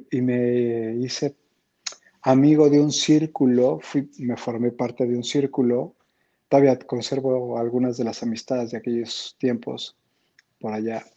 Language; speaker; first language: Spanish; native; Spanish